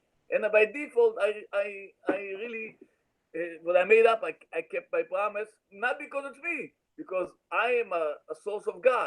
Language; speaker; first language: English; non-native, learner; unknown